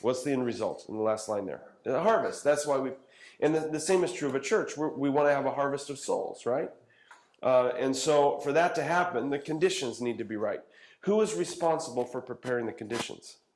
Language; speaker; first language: English; native; English